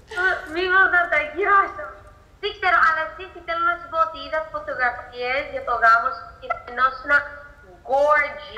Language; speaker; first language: Greek; early bilingual, heritage; Greek